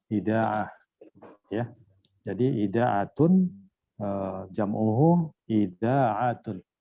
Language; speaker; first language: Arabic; non-native, fluent; Indonesian